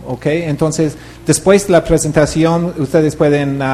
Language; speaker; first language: Spanish; non-native, learner; English